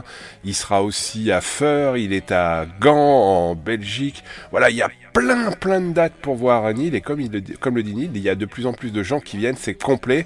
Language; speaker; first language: French; native; French